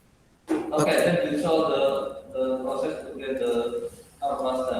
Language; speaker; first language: English; non-native, learner; Indonesian